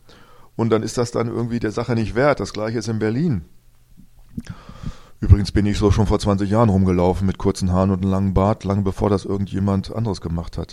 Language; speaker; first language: German; native; German